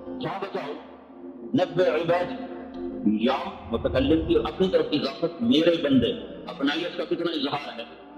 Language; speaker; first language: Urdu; non-native, local second language; Saraiki